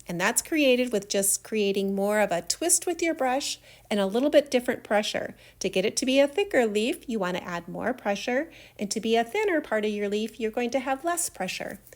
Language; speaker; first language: English; native; English